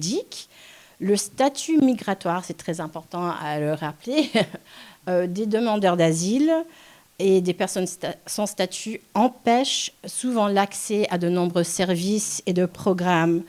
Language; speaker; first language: French; non-native, local second language; English